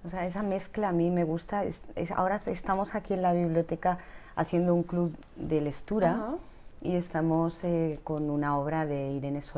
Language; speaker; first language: Spanish; native; Spanish